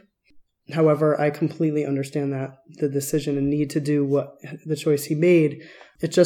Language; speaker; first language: English; native; English